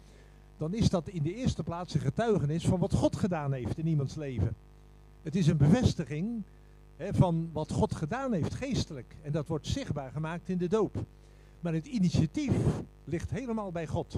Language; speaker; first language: Dutch; native; Dutch